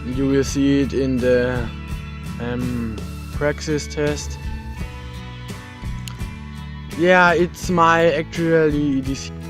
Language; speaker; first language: English; non-native, fluent; German